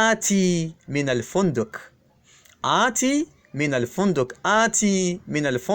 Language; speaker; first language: Arabic; non-native, fluent; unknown